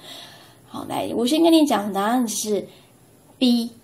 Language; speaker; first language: Chinese; native; Chinese